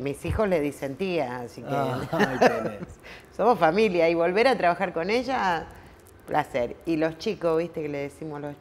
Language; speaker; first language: Spanish; native; Spanish